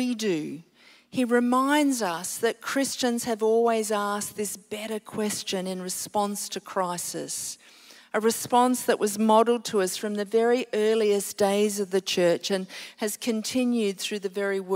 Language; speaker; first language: English; native; English